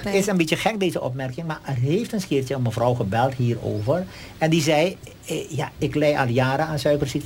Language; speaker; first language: Dutch; native; Dutch